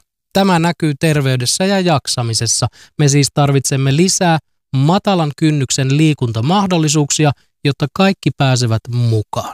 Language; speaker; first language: Finnish; native; Finnish